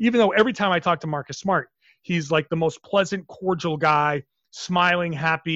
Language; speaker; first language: English; native; English